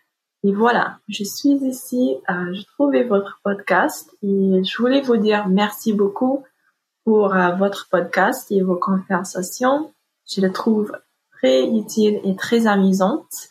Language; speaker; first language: French; non-native, learner; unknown